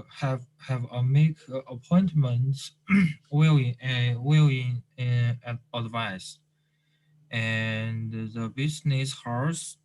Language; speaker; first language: English; non-native, learner; Chinese